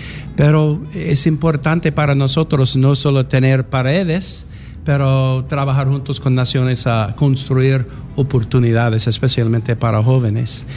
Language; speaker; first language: Spanish; non-native, learner; English